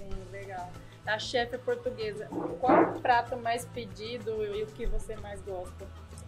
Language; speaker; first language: Portuguese; native; Portuguese